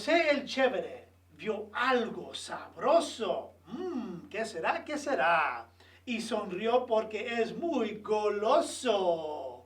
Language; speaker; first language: Spanish; early bilingual, other home language; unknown